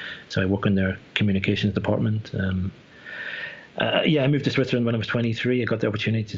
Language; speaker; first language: English; native; English